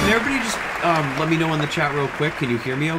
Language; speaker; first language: English; native; English